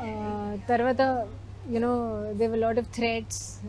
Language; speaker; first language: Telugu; non-native, learner; Hindi